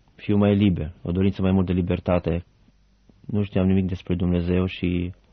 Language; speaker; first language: Romanian; non-native, fluent; Albanian